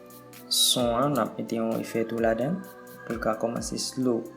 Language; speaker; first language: French; non-native, learner; Haitian Creole